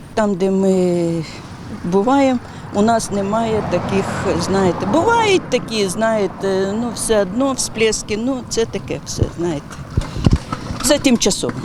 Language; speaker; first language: Ukrainian; native; Ukrainian